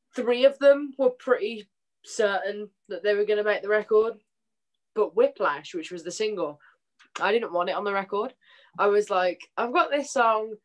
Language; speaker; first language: English; native; English